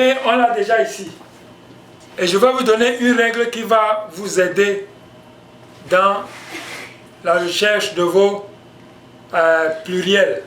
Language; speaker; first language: French; non-native, local second language; Basaa